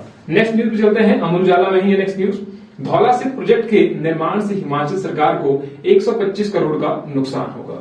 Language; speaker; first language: Hindi; native; Hindi